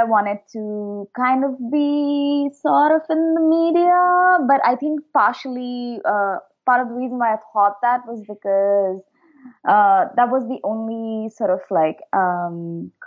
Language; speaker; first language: English; non-native, local second language; Hindi